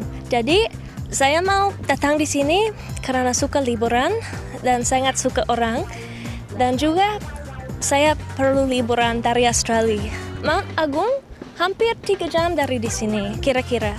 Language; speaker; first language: Indonesian; non-native, learner; English